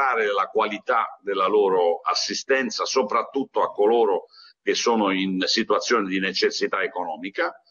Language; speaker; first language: Italian; native; Italian